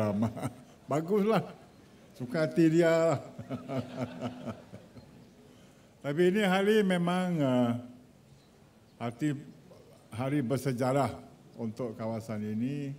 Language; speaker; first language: Malay; native; Malay